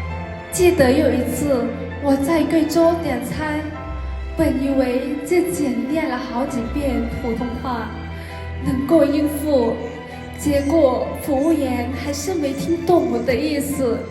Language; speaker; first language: Chinese; non-native, fluent; Lao